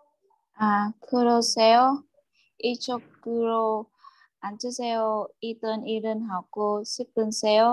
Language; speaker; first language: Korean; non-native, learner; Vietnamese